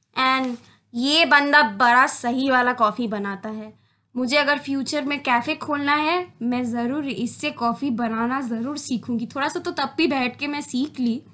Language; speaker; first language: Hindi; non-native, local second language; Bangla